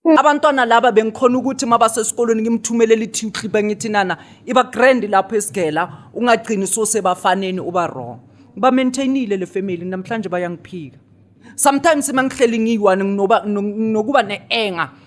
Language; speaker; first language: Zulu; non-native, local second language; Tswana